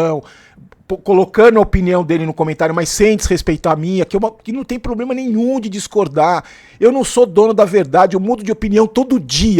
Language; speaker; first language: Portuguese; native; Portuguese